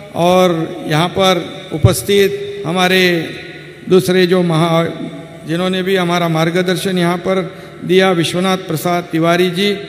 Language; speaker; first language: Hindi; non-native, local second language; Marathi